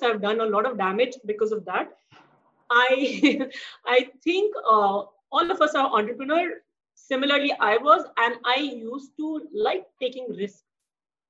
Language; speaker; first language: English; non-native, local second language; Hindi